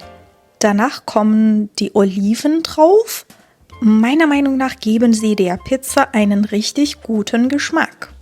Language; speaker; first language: German; non-native, fluent; Persian